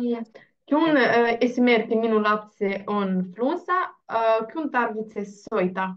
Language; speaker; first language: Finnish; non-native, learner; Russian